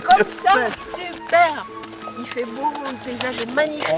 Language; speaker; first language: French; native; French